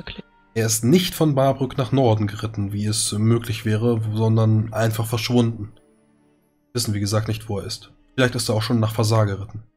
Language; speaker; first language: German; native; German